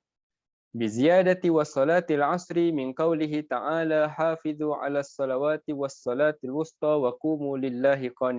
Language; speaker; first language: Arabic; non-native, fluent; Malay